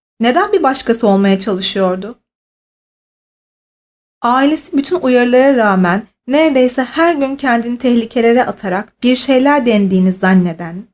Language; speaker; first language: Turkish; native; Turkish